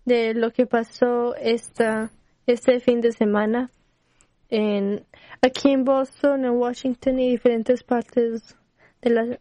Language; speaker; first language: Spanish; early bilingual, heritage; Spanish